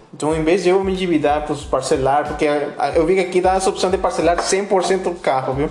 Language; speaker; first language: Portuguese; non-native, fluent; Spanish